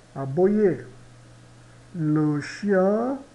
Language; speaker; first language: French; non-native, learner; Portuguese